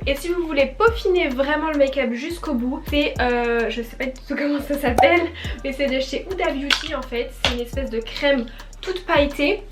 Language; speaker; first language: French; native; French